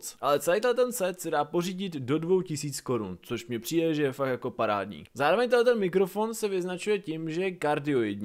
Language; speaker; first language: Czech; native; Czech